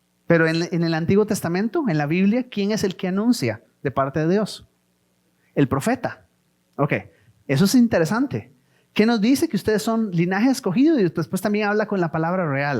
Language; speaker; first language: Spanish; native; Spanish